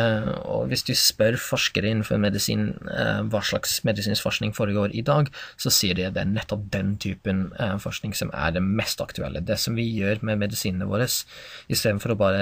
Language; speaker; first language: Norwegian; non-native, fluent; English